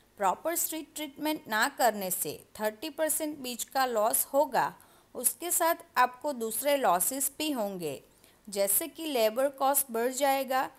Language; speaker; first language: Hindi; non-native, local second language; Gujarati